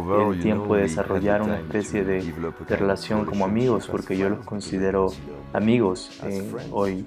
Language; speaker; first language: Spanish; non-native, fluent; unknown